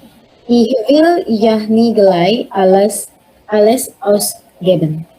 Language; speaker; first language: German; non-native, learner; Indonesian